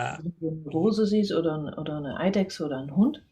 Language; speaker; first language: German; non-native, fluent; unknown